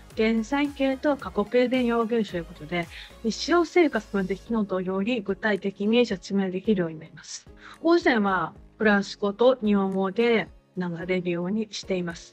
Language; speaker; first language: Japanese; native; Japanese